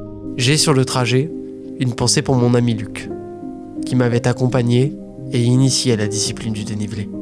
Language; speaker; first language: French; native; French